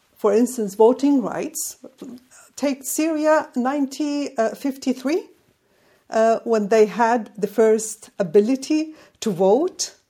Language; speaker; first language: English; non-native, fluent; Arabic